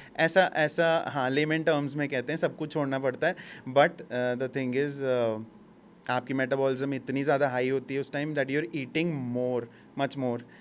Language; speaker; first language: Hindi; native; Hindi